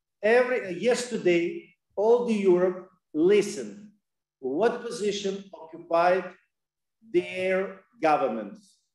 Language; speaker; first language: English; non-native, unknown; Ukrainian